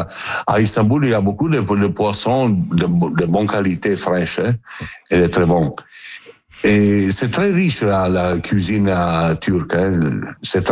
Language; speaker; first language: French; non-native, learner; Italian